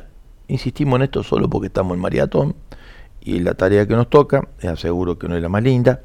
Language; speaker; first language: Spanish; native; Spanish